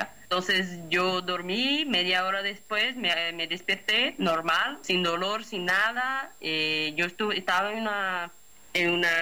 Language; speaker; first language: Spanish; non-native, fluent; Portuguese